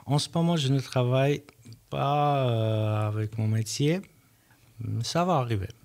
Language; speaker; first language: French; non-native, learner; Armenian